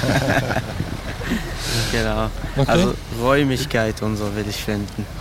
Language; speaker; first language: German; non-native, learner; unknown